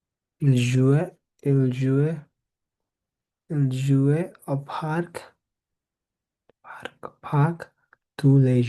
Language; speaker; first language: French; non-native, learner; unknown